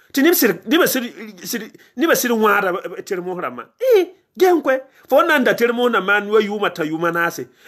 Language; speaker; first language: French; non-native, local second language; Mossi